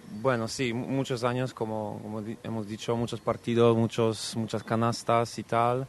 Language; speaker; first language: Spanish; non-native, fluent; Polish